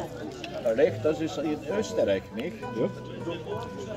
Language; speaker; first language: German; non-native, learner; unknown